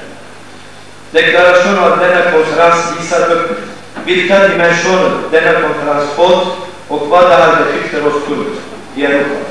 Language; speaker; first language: Swedish; non-native, fluent; Kurdish